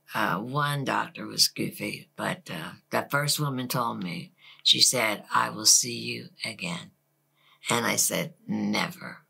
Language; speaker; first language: English; native; English